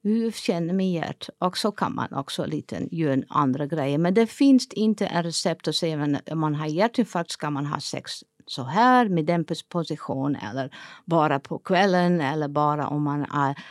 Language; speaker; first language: Swedish; non-native, fluent; Dutch